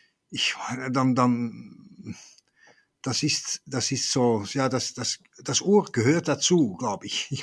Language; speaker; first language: German; non-native, fluent; Dutch